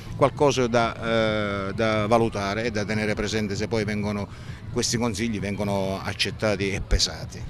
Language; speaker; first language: Italian; native; Italian